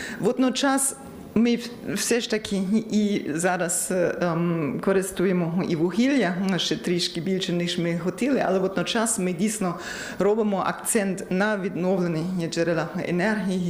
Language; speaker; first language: Ukrainian; non-native, learner; German